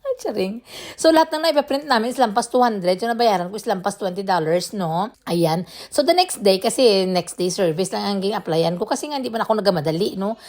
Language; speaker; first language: Filipino; non-native, local second language; Cebuano